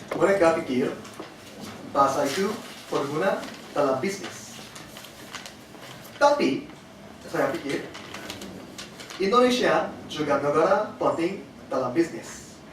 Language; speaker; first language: Indonesian; non-native, learner; Korean